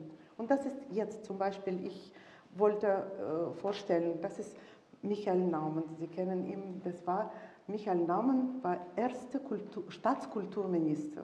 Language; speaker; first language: German; non-native, fluent; Russian